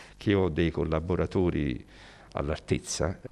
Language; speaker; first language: Italian; native; Italian